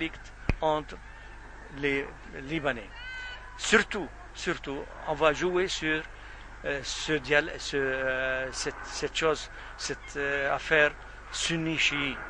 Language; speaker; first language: French; non-native, fluent; Arabic